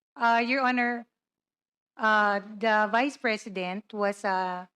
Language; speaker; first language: English; non-native, local second language; Cebuano